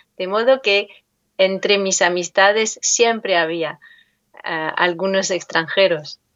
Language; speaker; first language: Spanish; non-native, fluent; French